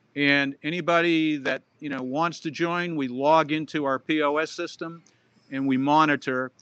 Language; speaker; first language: English; native; English